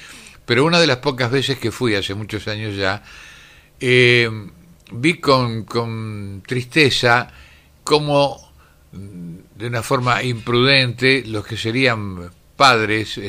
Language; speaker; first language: Spanish; native; Spanish